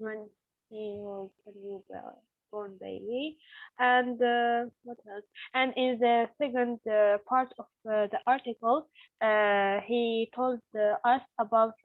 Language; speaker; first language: English; non-native, learner; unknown